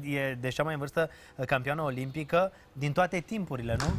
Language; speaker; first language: Romanian; native; Romanian